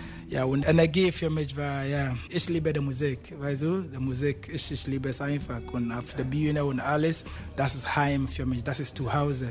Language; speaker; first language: German; non-native, fluent; Akan